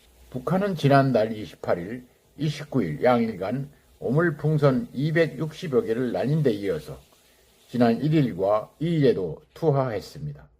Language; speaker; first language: Korean; native; Korean